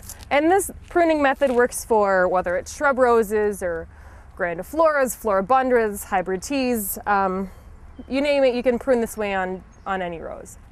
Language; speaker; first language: English; native; English